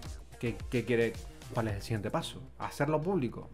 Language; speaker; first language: Spanish; native; Spanish